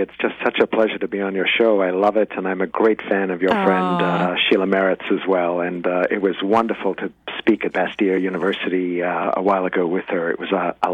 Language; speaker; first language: English; native; English